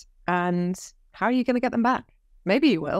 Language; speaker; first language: English; native; English